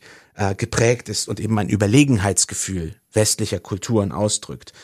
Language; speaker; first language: German; native; German